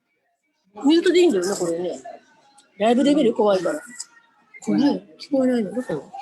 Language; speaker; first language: Japanese; native; Japanese